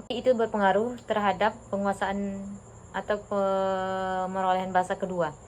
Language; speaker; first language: Indonesian; non-native, local second language; Minangkabau